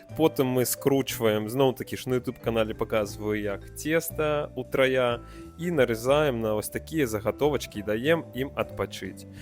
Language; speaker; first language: Belarusian; non-native, local second language; Russian